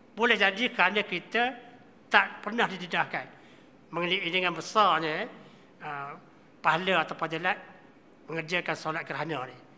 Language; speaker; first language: Malay; native; Malay